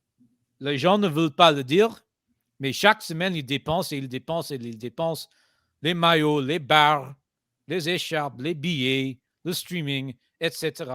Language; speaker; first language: French; non-native, fluent; English